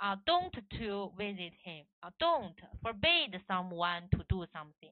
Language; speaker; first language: English; non-native, learner; Chinese